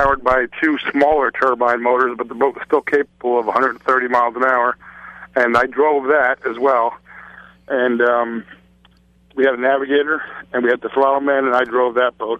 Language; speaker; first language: English; native; English